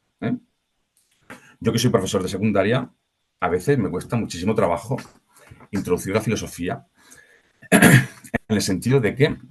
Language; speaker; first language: Spanish; native; Spanish